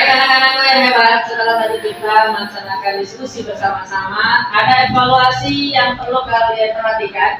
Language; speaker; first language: Indonesian; native; Indonesian